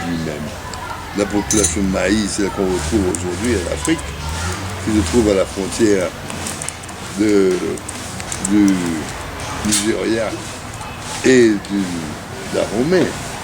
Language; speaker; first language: French; non-native, local second language; Haitian Creole